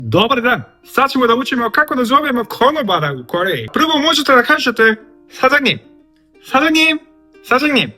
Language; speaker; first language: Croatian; non-native, fluent; Korean